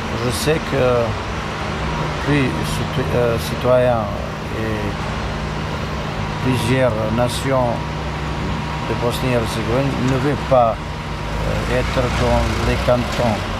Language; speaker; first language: French; non-native, learner; Serbian